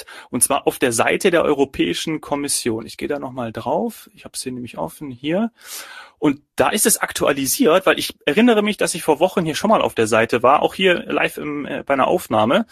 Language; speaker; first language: German; native; German